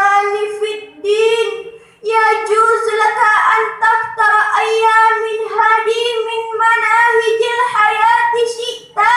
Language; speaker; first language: Arabic; non-native, learner; Achinese